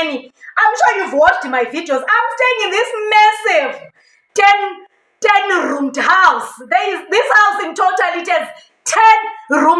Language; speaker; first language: English; non-native, local second language; Xhosa